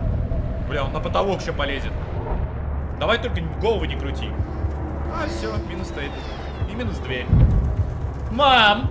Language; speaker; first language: Russian; native; Russian